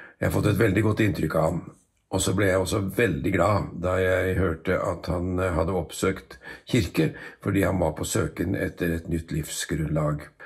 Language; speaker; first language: Norwegian; native; Norwegian